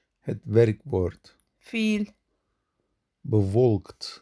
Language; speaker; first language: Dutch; non-native, learner; Turkish